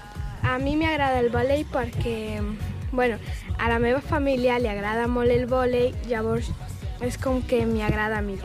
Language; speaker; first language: Catalan; non-native, local second language; Spanish